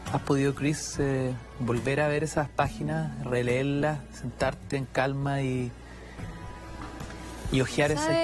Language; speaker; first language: Spanish; native; Spanish